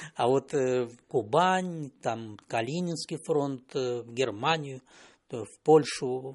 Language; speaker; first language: Russian; non-native, local second language; Belarusian